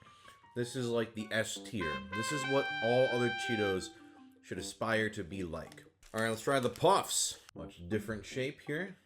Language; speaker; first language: English; native; English